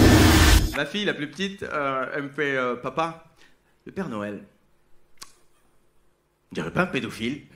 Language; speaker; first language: French; native; French